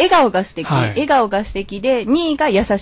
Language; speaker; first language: Japanese; native; Japanese